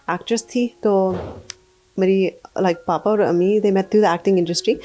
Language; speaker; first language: Hindi; early bilingual, other home language; English